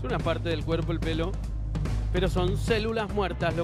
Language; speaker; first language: Spanish; native; Spanish